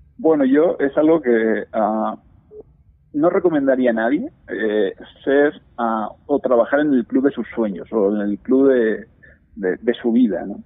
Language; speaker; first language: Spanish; native; Spanish